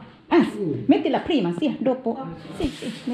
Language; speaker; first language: Italian; non-native, learner; Thai